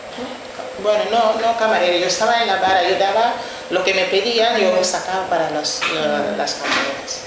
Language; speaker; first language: Spanish; non-native, fluent; Wolof